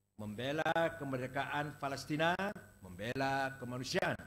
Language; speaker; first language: Indonesian; native; Indonesian